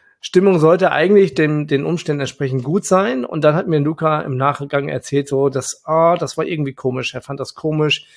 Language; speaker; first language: German; native; German